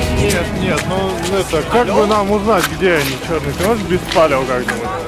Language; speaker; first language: Russian; native; Russian